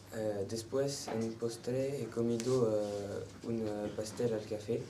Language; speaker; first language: Spanish; non-native, learner; French